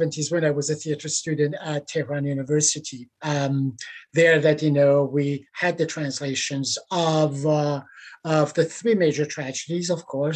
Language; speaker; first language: English; non-native, fluent; Persian